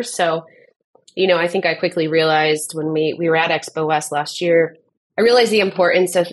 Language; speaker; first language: English; native; English